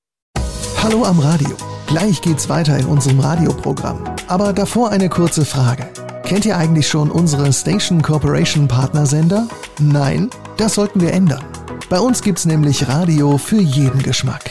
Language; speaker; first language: German; native; German